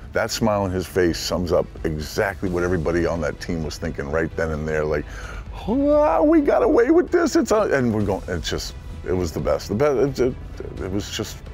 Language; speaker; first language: English; native; English